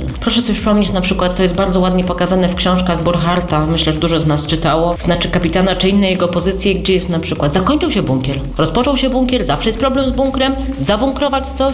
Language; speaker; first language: Polish; native; Polish